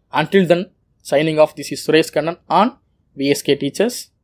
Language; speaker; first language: English; non-native, local second language; Tamil